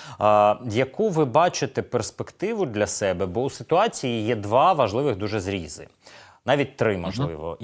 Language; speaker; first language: Ukrainian; native; Ukrainian